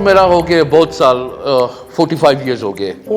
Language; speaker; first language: Hindi; non-native, fluent; Bangla